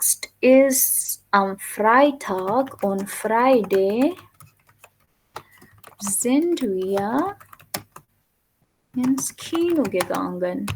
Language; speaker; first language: German; non-native, fluent; Urdu